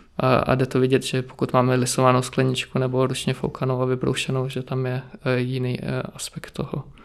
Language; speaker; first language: Czech; early bilingual, other home language; Ukrainian